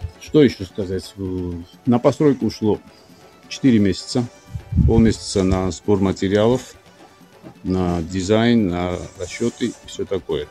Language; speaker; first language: Russian; non-native, local second language; Georgian